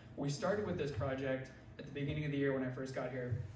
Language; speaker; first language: English; native; English